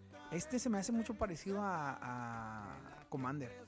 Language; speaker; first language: Spanish; early bilingual, heritage; Spanish